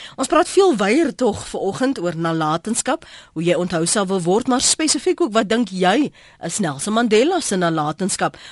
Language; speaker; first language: Afrikaans; native; Afrikaans